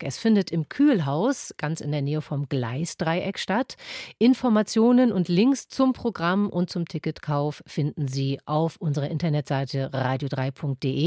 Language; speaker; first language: German; native; German